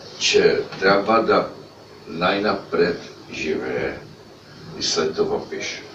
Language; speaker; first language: Bulgarian; non-native, learner; Czech